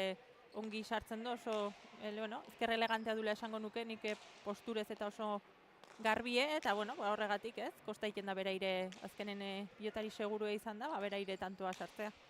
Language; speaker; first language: Basque; native; Basque